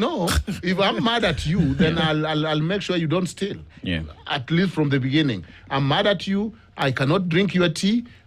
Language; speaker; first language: English; non-native, local second language; Luo (Kenya and Tanzania)